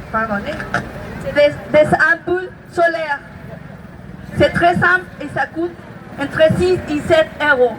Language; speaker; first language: French; non-native, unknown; Spanish